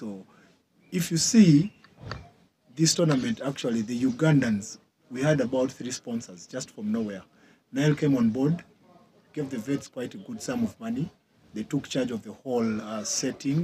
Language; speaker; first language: English; non-native, local second language; Ganda